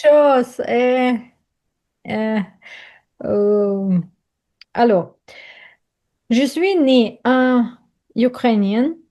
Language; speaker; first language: French; non-native, learner; Ukrainian